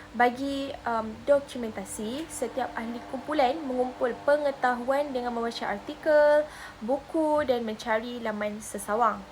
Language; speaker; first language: Malay; native; Malay